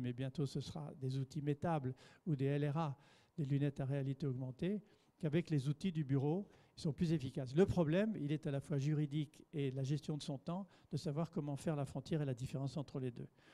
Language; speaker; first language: French; native; French